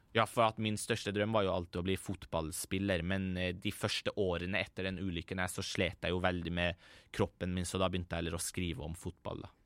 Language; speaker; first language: Norwegian; early bilingual, other home language; Persian